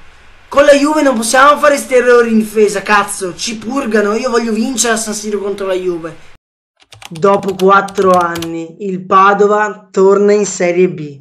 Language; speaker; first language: Italian; native; Italian